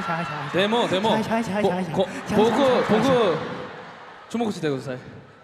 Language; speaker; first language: Japanese; non-native, learner; Korean